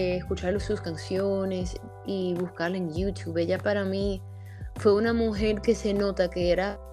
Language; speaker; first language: Spanish; early bilingual, heritage; Spanish